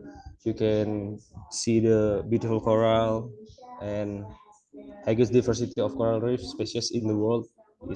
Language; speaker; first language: English; non-native, local second language; Indonesian